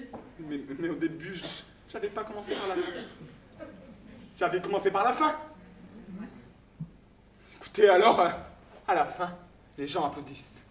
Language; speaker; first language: French; native; French